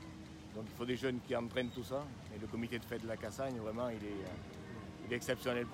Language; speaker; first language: French; native; French